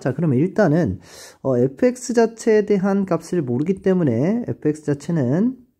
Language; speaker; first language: Korean; native; Korean